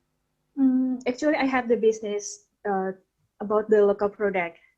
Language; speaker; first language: English; non-native, learner; Indonesian